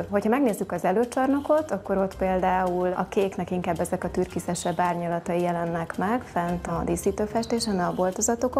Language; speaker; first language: Hungarian; native; Hungarian